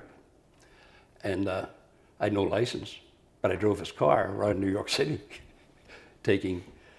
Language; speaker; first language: English; native; English